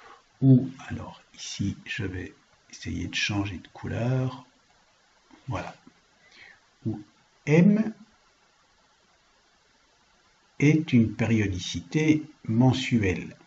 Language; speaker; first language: French; native; French